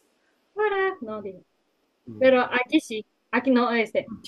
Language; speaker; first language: Spanish; non-native, learner; Japanese